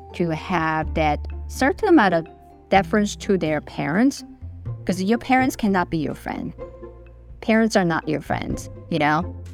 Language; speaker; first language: English; early bilingual, other home language; Korean